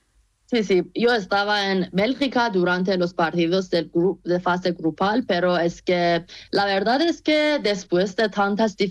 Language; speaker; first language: Spanish; non-native, fluent; Persian